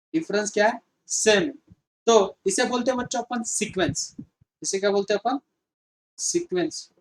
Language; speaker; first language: Hindi; non-native, local second language; Marathi